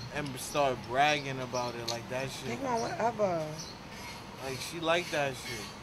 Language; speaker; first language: English; native; English